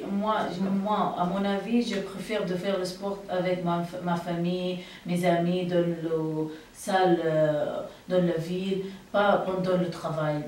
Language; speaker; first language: French; non-native, learner; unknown